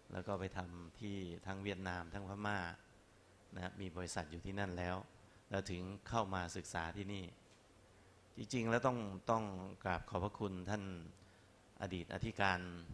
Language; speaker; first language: Thai; non-native, local second language; Chinese